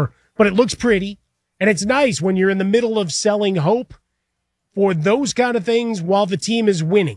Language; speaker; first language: English; native; English